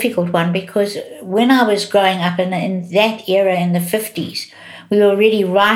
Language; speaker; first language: English; native; English